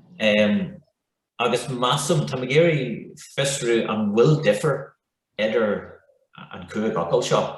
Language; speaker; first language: Irish; non-native, local second language; English